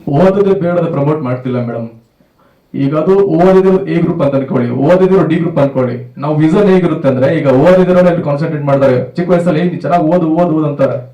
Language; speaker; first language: Kannada; native; Kannada